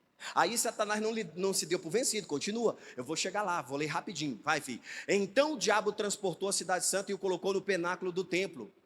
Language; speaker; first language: Portuguese; native; Portuguese